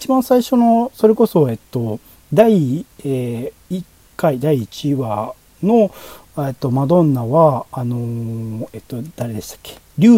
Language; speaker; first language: Japanese; native; Japanese